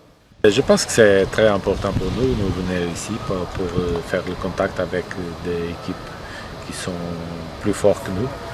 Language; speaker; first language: French; non-native, fluent; Portuguese